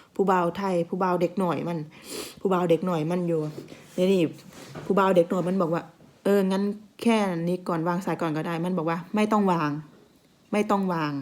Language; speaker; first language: Thai; native; Thai